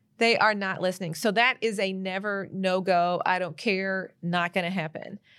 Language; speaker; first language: English; native; English